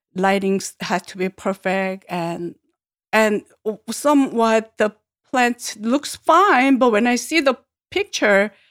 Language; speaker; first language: English; non-native, learner; Korean